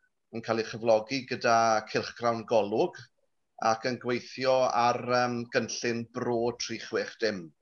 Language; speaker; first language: Welsh; native; Welsh